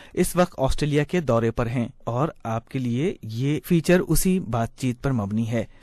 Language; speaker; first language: Urdu; native; Urdu